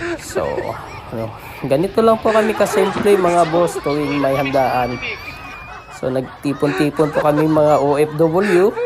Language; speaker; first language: Filipino; non-native, local second language; Cebuano